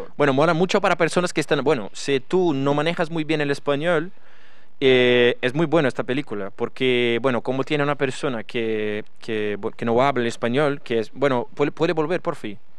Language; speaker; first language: Spanish; non-native, fluent; Portuguese